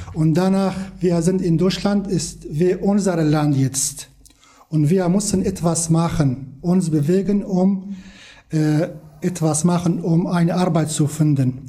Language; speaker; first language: German; non-native, learner; Kurdish